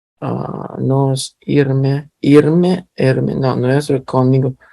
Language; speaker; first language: Spanish; non-native, learner; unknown